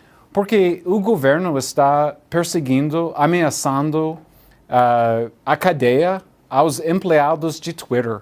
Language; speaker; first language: Portuguese; non-native, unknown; English